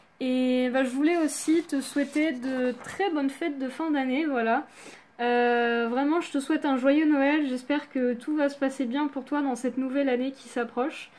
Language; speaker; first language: French; native; French